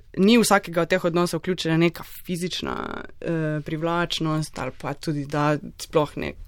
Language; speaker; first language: Slovenian; native; Slovenian